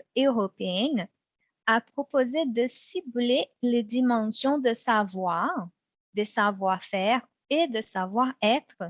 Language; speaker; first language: French; non-native, fluent; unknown